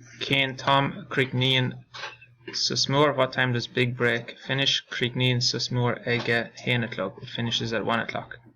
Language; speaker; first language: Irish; non-native, local second language; English